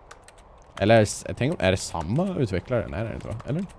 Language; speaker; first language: Swedish; native; Swedish